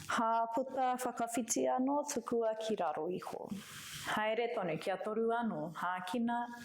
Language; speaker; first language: Māori; non-native, local second language; English